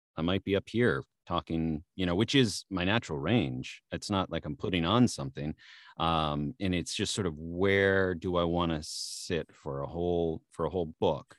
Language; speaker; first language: English; native; English